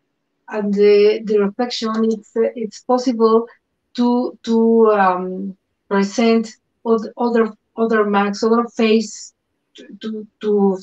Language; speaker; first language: English; non-native, learner; Spanish